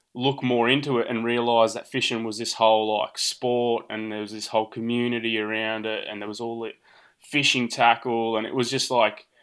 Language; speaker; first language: English; early bilingual, other home language; Portuguese